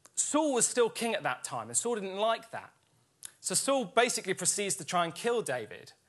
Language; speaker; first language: English; native; English